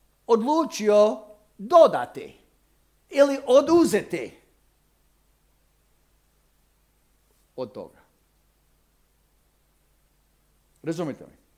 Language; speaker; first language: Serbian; non-native, fluent; English